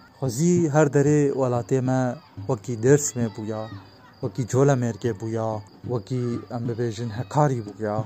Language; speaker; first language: Kurdish; native; Kurdish